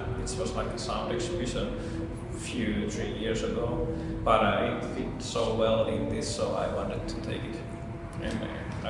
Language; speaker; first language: English; non-native, fluent; Finnish